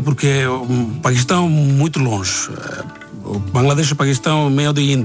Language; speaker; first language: Portuguese; non-native, learner; Bangla